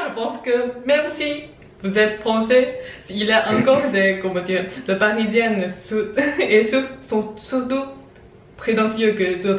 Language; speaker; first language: French; non-native, learner; Chinese